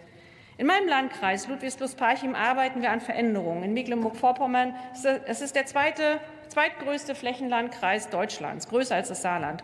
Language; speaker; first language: German; native; German